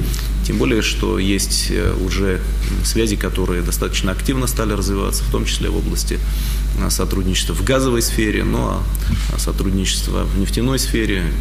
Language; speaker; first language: Russian; native; Russian